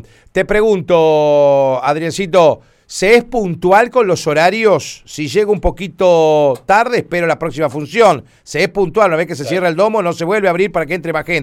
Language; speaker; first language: Spanish; native; Spanish